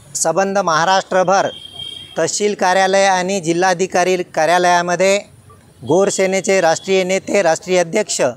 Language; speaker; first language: Marathi; non-native, local second language; Lambadi